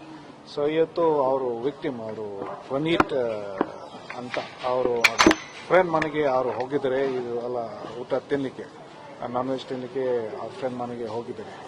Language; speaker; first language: Kannada; non-native, fluent; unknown